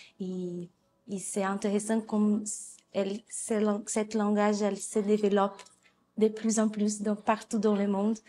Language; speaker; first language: French; non-native, fluent; Portuguese